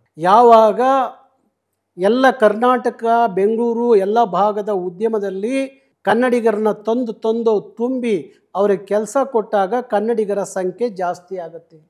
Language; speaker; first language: Kannada; native; Kannada